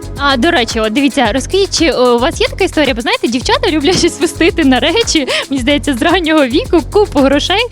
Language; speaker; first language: Ukrainian; native; Ukrainian